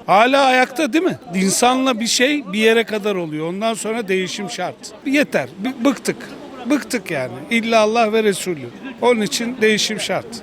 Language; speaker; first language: Turkish; native; Turkish